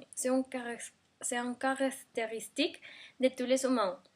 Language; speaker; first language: French; non-native, learner; Spanish